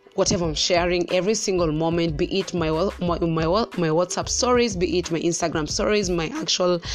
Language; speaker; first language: English; non-native, local second language; Kikuyu